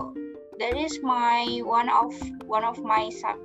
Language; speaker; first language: English; non-native, learner; Indonesian